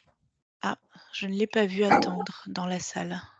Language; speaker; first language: French; native; French